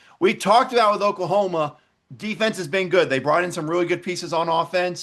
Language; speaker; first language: English; native; English